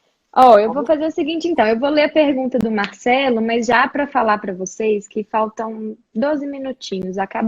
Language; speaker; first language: Portuguese; native; Portuguese